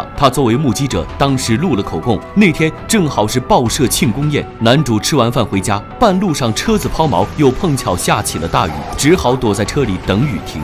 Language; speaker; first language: Chinese; native; Chinese